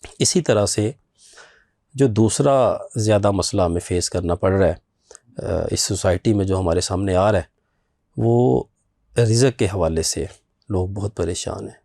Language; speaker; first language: Urdu; non-native, local second language; Punjabi